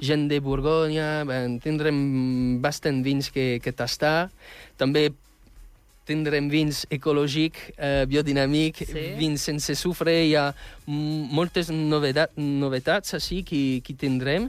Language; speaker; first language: Catalan; non-native, fluent; French